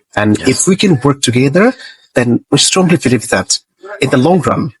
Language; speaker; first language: English; non-native, local second language; Bangla